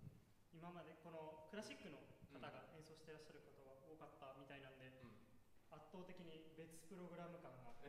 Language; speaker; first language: Japanese; native; Japanese